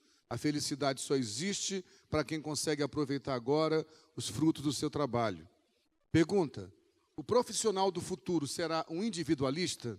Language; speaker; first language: Portuguese; native; Portuguese